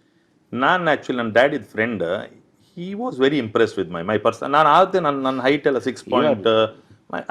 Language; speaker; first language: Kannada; non-native, local second language; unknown